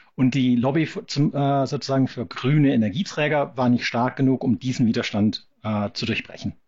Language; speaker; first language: German; native; German